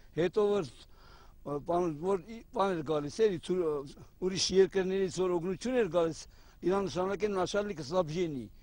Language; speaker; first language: Armenian; non-native, local second language; Kurdish